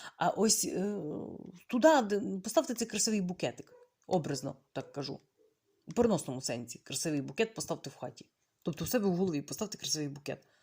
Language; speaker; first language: Ukrainian; native; Ukrainian